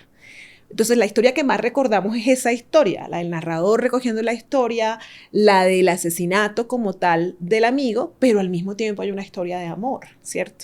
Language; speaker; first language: Spanish; native; Spanish